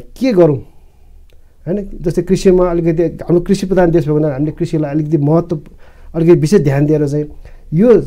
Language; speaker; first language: Nepali; non-native, local second language; Eastern Tamang